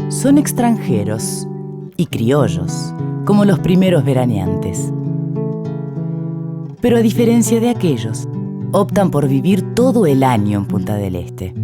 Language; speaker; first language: Spanish; native; Spanish